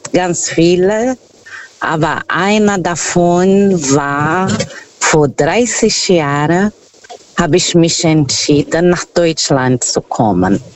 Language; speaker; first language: German; non-native, fluent; Portuguese